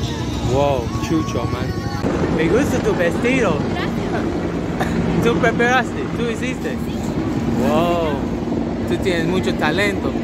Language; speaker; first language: Spanish; non-native, learner; English